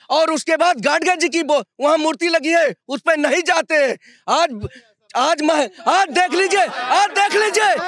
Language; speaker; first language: Hindi; native; Hindi